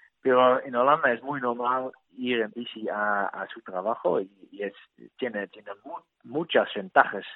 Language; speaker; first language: Spanish; non-native, learner; Dutch